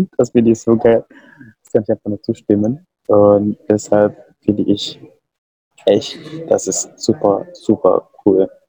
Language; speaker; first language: German; non-native, fluent; Sundanese